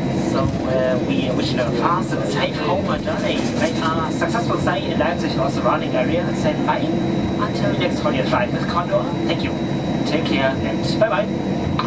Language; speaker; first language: English; non-native, fluent; German